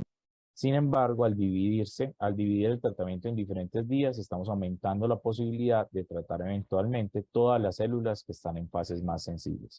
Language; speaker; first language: Spanish; native; Spanish